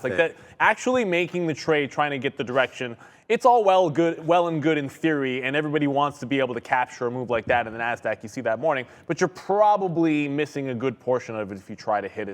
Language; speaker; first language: English; native; English